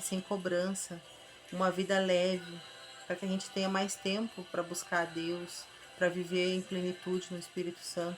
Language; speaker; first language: Portuguese; native; Portuguese